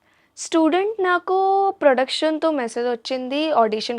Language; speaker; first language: Telugu; non-native, learner; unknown